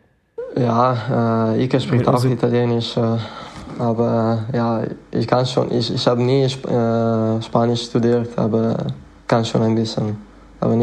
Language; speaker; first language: German; non-native, fluent; Italian